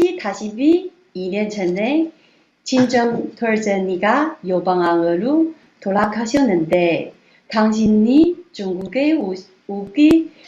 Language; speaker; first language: Korean; non-native, learner; Chinese